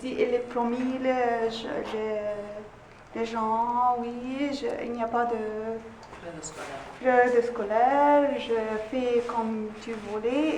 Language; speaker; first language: French; non-native, learner; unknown